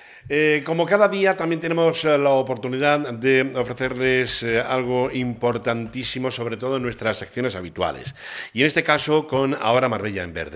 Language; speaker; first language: Spanish; native; Spanish